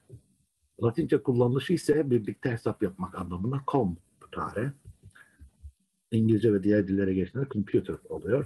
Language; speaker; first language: Turkish; native; Turkish